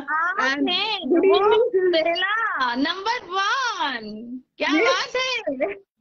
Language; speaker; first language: Hindi; non-native, local second language; Odia